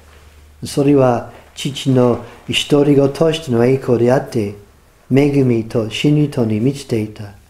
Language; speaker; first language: Japanese; non-native, fluent; English